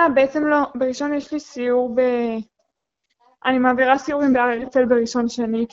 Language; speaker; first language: Hebrew; native; Hebrew